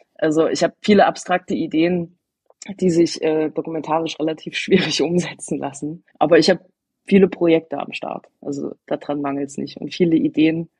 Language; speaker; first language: German; native; German